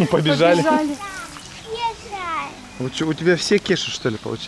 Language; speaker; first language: Russian; native; Russian